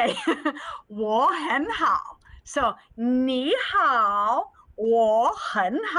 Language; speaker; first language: Chinese; non-native, learner; English